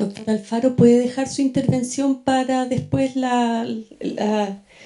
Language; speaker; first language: Spanish; native; Spanish